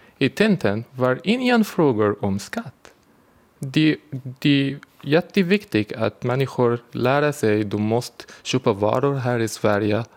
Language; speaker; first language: Swedish; non-native, fluent; Arabic